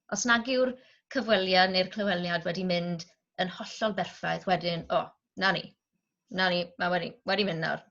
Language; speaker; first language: Welsh; native; Welsh